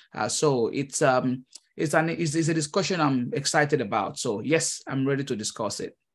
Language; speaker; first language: English; non-native, local second language; Yoruba